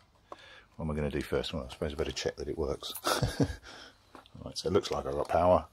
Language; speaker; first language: English; native; English